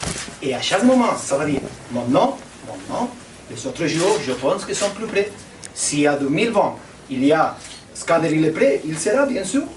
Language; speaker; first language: French; non-native, fluent; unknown